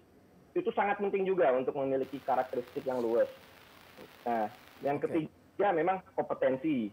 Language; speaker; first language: Indonesian; native; Indonesian